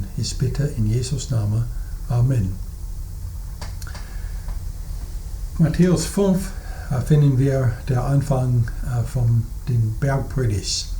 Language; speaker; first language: German; non-native, fluent; English